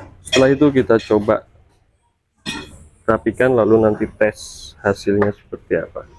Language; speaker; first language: Indonesian; native; Indonesian